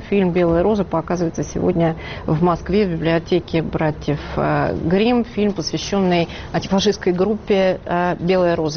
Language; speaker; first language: Russian; native; Russian